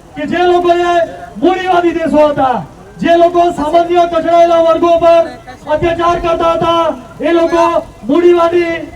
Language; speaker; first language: Gujarati; non-native, local second language; Gamit